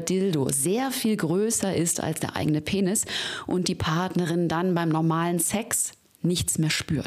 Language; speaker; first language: German; native; German